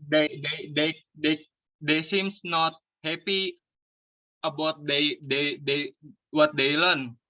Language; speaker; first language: English; non-native, learner; Indonesian